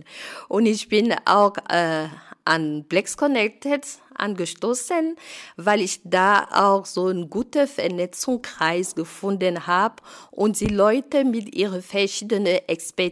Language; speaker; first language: German; non-native, fluent; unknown